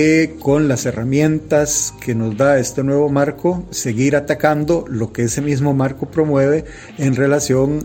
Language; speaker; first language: Spanish; native; Spanish